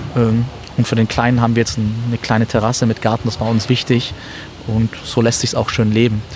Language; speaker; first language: German; early bilingual, other home language; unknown